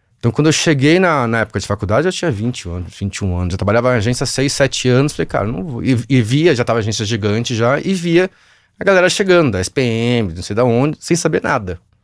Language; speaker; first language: Portuguese; native; Portuguese